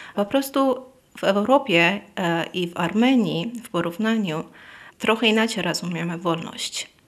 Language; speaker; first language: Polish; non-native, fluent; Armenian